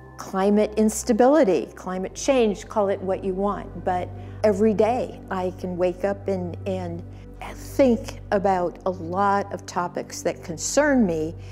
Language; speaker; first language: English; native; English